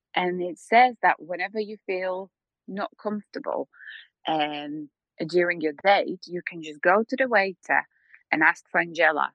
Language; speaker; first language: English; non-native, fluent; Polish